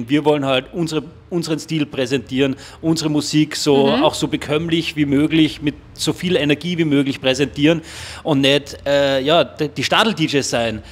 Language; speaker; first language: German; native; German